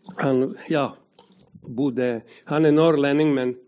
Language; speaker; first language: Swedish; non-native, fluent; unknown